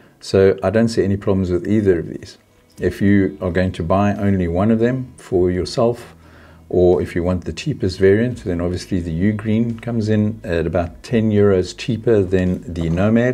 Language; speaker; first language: English; native; English